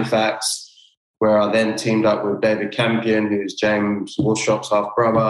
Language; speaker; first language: English; native; English